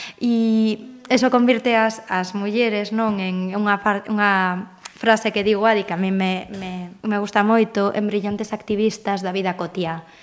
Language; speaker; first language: Galician; native; Galician